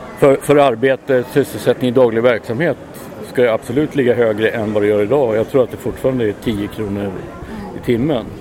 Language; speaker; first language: Swedish; native; Swedish